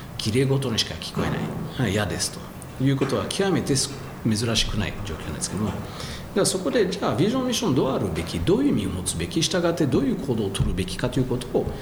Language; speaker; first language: Japanese; non-native, fluent; French